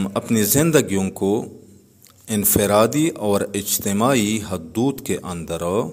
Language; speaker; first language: Urdu; native; Urdu